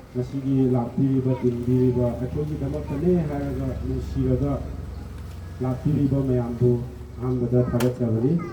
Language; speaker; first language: Manipuri; non-native, local second language; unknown